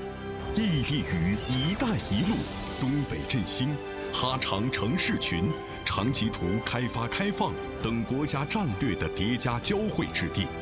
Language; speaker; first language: Chinese; native; Chinese